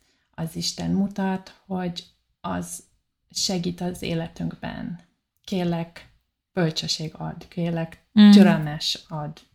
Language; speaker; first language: Hungarian; non-native, learner; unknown